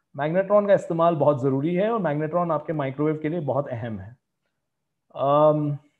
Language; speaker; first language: Hindi; native; Hindi